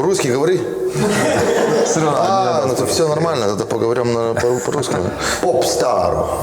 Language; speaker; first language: Russian; non-native, learner; Lithuanian